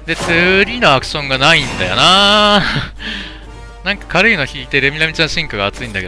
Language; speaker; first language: Japanese; native; Japanese